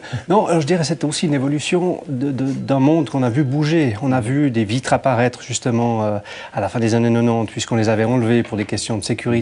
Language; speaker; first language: French; native; French